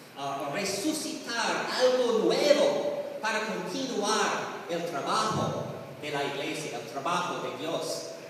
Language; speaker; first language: Spanish; non-native, learner; English